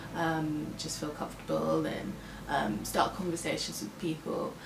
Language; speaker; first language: English; native; English